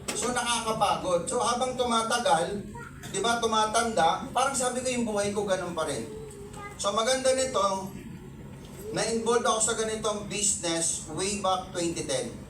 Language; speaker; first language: Filipino; non-native, local second language; Cebuano